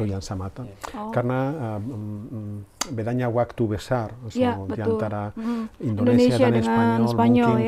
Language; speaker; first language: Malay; non-native, learner; Spanish